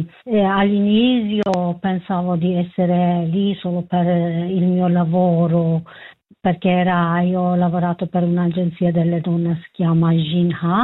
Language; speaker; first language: Italian; non-native, learner; Kurdish